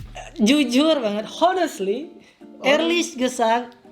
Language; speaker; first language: German; non-native, learner; Indonesian